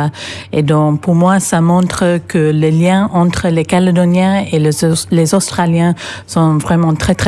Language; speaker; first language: French; non-native, fluent; English